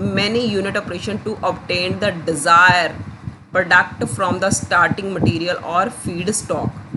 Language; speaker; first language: English; non-native, local second language; Punjabi